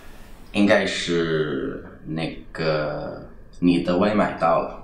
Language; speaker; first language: Chinese; non-native, fluent; Italian